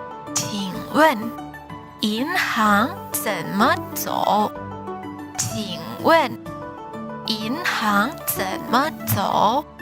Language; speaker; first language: Chinese; non-native, fluent; Indonesian